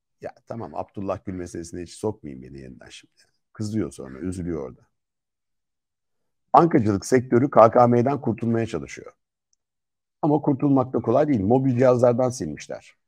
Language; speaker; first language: Turkish; native; Turkish